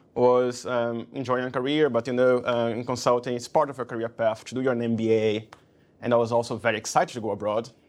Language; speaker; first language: English; non-native, fluent; Portuguese